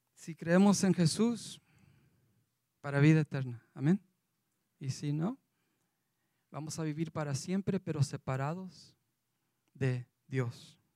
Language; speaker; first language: Spanish; early bilingual, heritage; Spanish